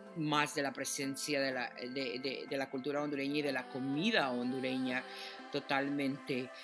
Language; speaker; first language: Spanish; early bilingual, heritage; Spanish